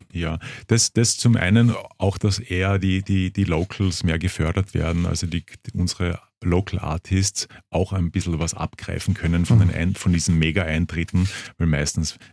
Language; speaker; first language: German; native; German